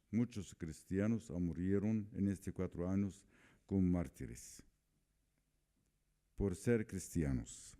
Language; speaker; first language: Spanish; non-native, fluent; Arabic